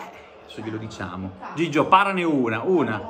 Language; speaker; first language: Italian; native; Italian